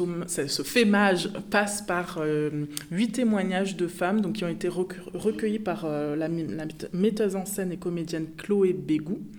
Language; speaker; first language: French; native; French